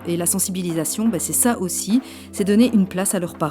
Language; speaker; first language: French; native; French